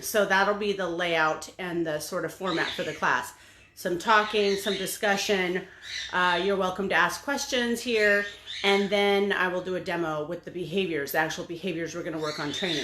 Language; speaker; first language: English; native; English